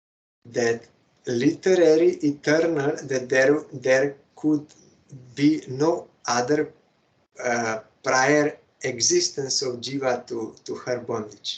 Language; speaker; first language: English; non-native, fluent; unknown